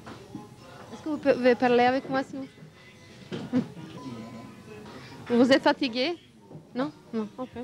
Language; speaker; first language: French; non-native, learner; Serbian